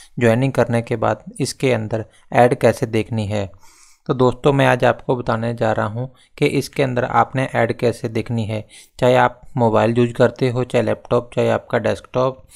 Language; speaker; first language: Hindi; non-native, local second language; Punjabi